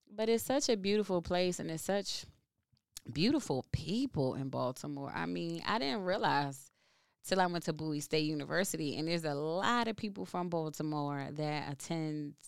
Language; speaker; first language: English; native; English